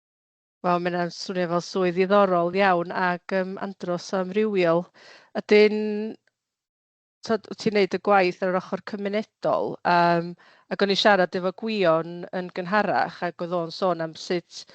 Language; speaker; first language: Welsh; native; Welsh